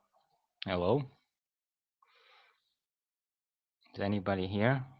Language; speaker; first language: English; non-native, fluent; Russian